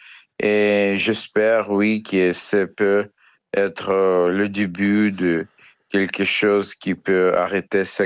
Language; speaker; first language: French; non-native, learner; Ukrainian